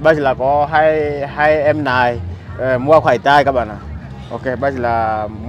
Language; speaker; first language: Vietnamese; non-native, learner; Portuguese